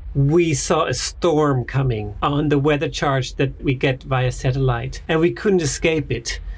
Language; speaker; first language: English; non-native, fluent; Dutch